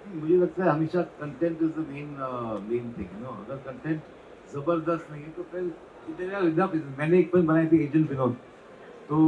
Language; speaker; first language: Hindi; non-native, local second language; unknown